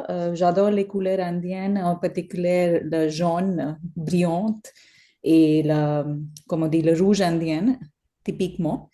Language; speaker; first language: French; non-native, learner; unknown